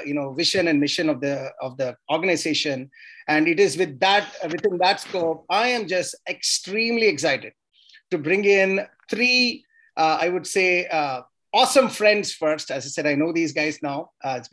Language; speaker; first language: English; non-native, local second language; Tamil